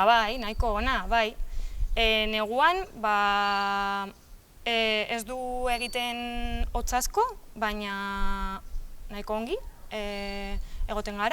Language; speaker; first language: Basque; non-native, local second language; Spanish